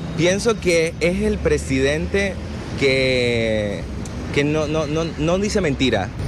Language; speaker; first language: Spanish; native; Spanish